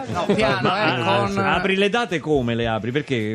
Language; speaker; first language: Italian; native; Italian